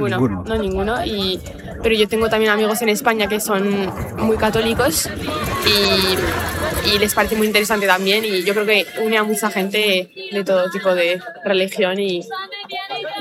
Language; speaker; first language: Spanish; non-native, fluent; French